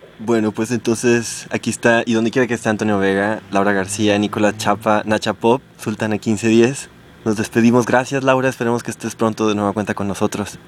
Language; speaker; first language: Spanish; native; Spanish